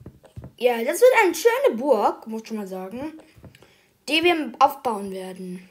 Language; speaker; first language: German; early bilingual, other home language; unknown